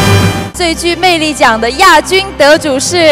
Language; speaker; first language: Chinese; native; Chinese